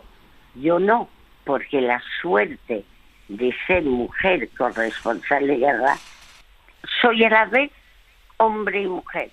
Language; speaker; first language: Spanish; native; Spanish